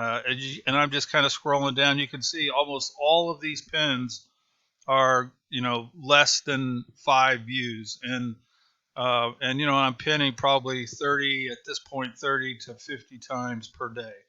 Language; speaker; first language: English; native; English